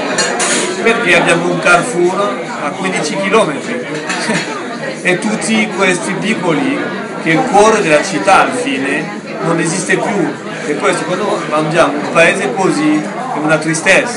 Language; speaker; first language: Italian; non-native, fluent; French